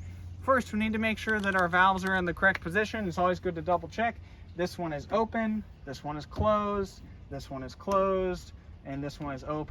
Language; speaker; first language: English; native; English